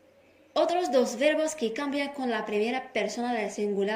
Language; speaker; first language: Spanish; non-native, fluent; Arabic